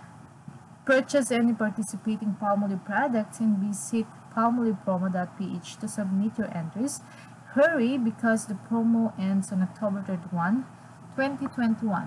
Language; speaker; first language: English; non-native, local second language; Filipino